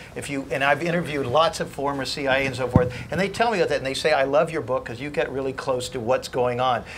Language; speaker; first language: English; native; English